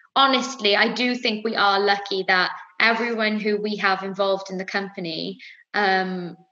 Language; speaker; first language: English; native; English